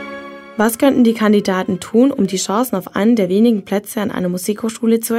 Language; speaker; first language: German; native; German